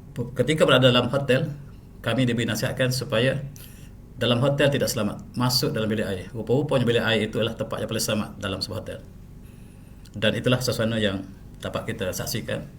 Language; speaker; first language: Malay; native; Malay